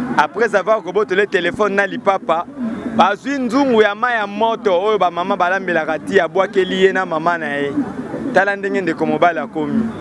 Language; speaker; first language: Lingala; native; Lingala